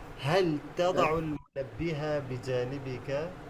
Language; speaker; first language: Arabic; non-native, fluent; Urdu